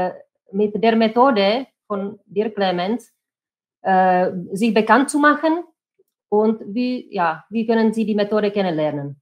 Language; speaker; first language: German; non-native, fluent; Czech